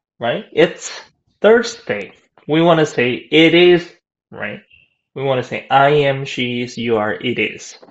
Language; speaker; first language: English; non-native, fluent; Korean